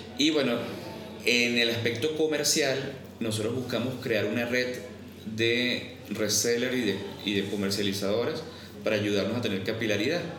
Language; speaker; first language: Spanish; native; Spanish